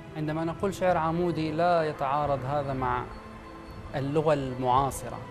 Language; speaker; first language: Arabic; native; Arabic